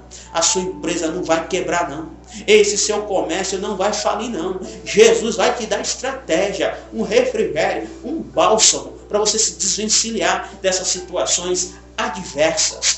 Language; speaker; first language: Portuguese; native; Portuguese